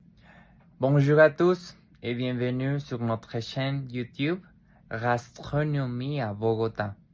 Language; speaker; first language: French; non-native, learner; Spanish